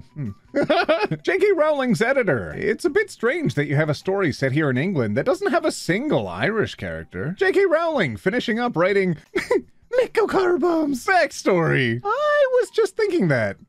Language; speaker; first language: English; native; English